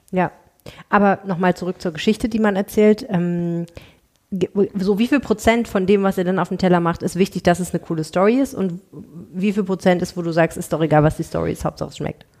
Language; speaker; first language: German; native; German